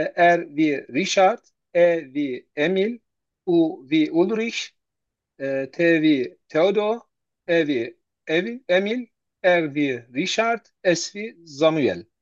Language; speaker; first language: German; non-native, learner; Turkish